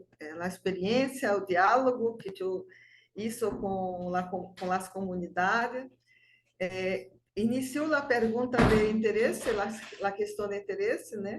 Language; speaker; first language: Portuguese; non-native, fluent; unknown